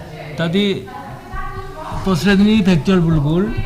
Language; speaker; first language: Czech; non-native, learner; Korean